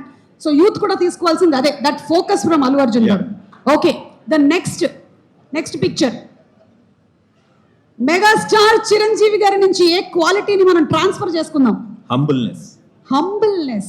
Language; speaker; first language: Telugu; native; Telugu